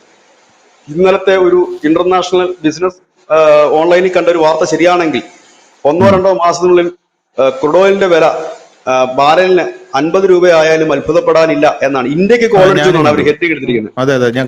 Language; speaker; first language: Malayalam; native; Malayalam